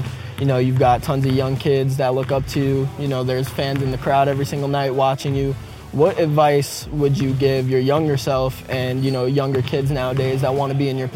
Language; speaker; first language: English; native; English